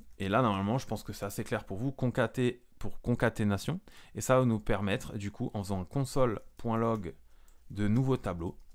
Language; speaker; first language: French; native; French